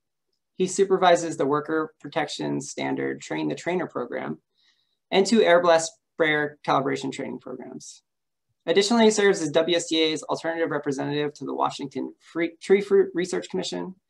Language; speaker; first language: English; native; English